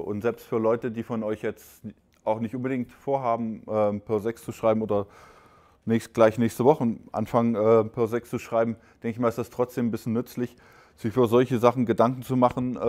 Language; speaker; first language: German; native; German